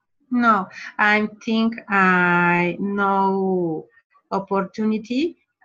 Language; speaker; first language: English; non-native, learner; Spanish